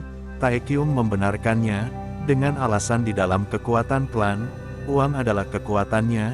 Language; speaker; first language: Indonesian; native; Indonesian